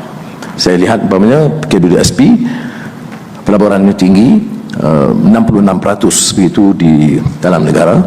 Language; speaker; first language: Malay; native; Malay